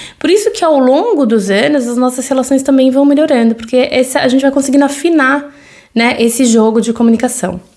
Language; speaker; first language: Portuguese; native; Portuguese